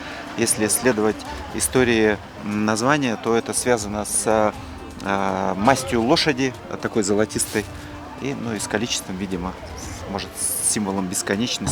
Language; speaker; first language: Russian; native; Russian